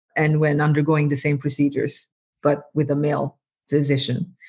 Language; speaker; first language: English; non-native, fluent; Norwegian